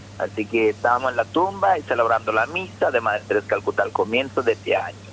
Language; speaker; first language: Spanish; non-native, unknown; Malayalam